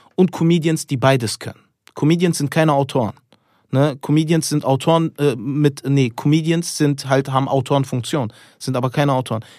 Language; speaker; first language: German; early bilingual, other home language; Turkish